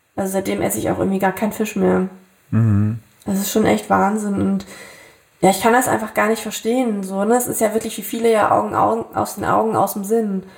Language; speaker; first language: German; native; German